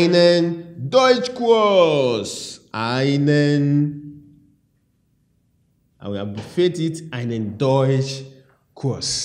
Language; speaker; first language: German; non-native, fluent; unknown